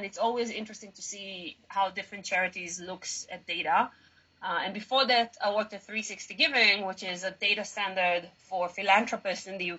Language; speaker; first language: English; non-native, fluent; Hebrew